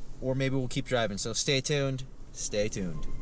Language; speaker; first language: English; native; English